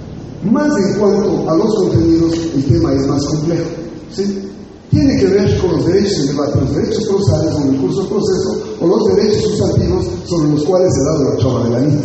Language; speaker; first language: Spanish; native; Spanish